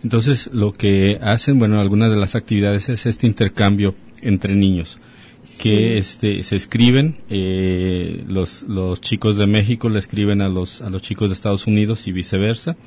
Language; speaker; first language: Spanish; native; Spanish